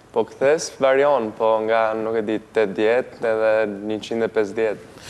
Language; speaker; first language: Albanian; early bilingual, heritage; Albanian